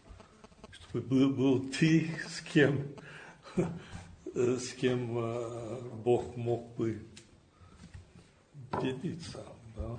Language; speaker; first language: Russian; non-native, fluent; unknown